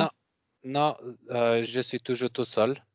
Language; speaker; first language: French; non-native, learner; Macedonian